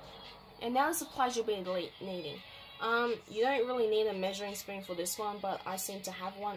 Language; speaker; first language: English; native; English